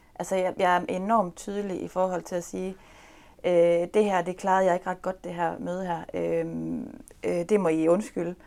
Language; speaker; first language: Danish; native; Danish